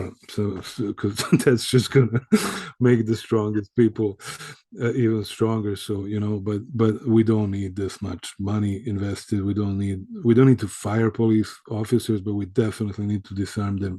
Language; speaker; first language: English; early bilingual, other home language; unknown